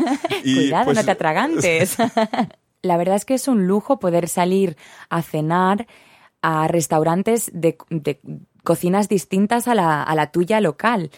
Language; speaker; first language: Spanish; native; Spanish